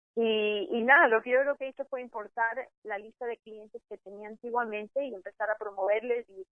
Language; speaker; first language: Spanish; native; Spanish